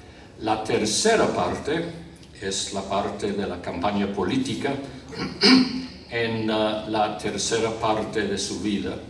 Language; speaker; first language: Spanish; non-native, fluent; English